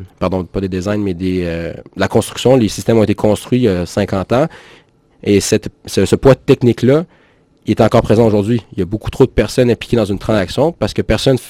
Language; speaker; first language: French; native; French